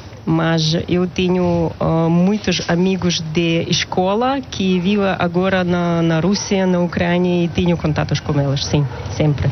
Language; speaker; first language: Portuguese; non-native, local second language; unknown